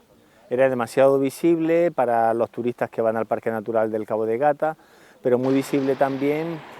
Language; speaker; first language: Spanish; native; Spanish